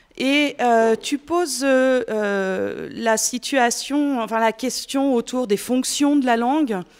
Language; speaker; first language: French; native; French